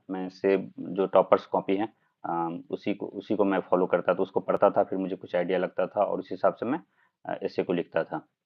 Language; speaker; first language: Hindi; non-native, local second language; Maithili